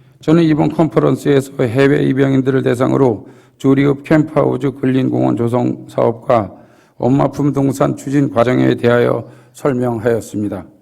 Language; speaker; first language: Korean; native; Korean